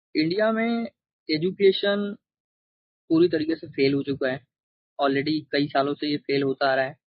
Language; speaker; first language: Hindi; native; Hindi